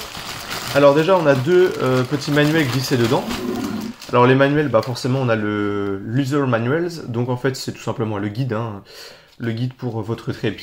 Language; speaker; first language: French; native; French